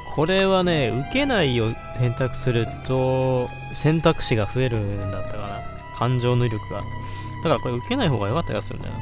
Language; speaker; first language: Japanese; native; Japanese